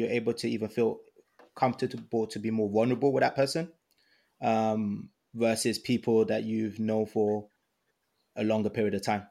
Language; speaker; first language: English; non-native, local second language; Yoruba